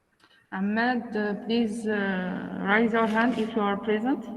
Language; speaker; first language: English; non-native, learner; Arabic